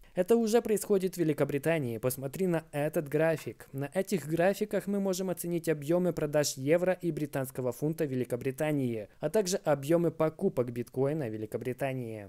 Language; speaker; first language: Russian; native; Russian